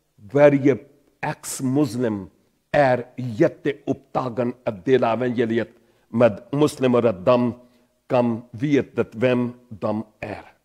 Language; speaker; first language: Swedish; non-native, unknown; Pahari-Potwari